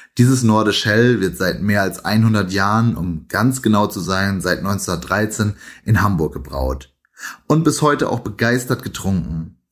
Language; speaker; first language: German; native; German